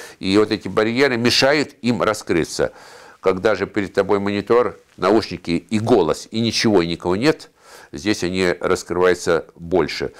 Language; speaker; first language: Russian; native; Russian